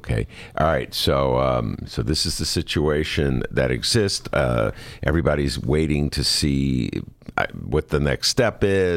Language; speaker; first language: English; native; English